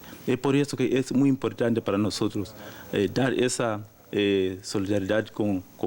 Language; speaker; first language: Spanish; non-native, learner; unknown